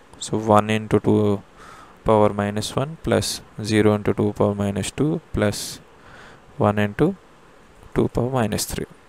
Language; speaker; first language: English; non-native, local second language; Telugu